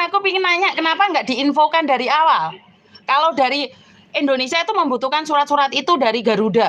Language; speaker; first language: Indonesian; native; Indonesian